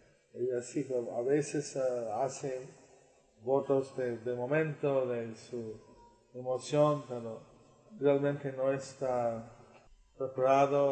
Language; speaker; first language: Spanish; non-native, learner; English